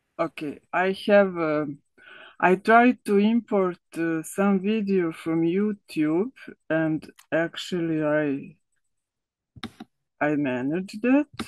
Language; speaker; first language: English; non-native, learner; Serbian